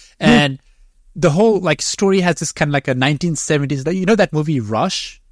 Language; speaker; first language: English; non-native, fluent; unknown